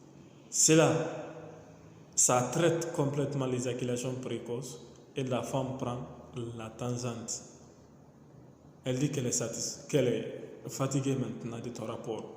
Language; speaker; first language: French; non-native, local second language; Mandingo